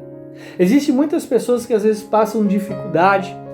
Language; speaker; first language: Portuguese; native; Portuguese